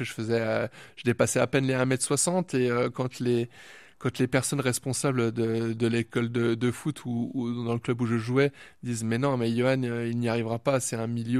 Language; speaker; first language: French; native; French